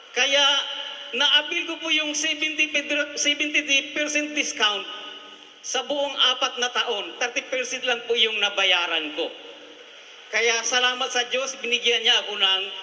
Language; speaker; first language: Filipino; non-native, local second language; Bikol